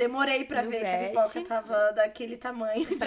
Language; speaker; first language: Portuguese; native; Portuguese